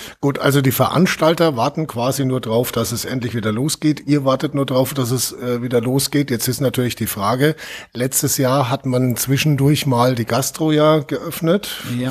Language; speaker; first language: German; native; German